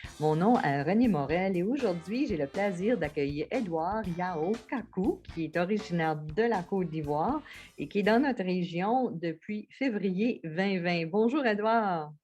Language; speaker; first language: French; native; French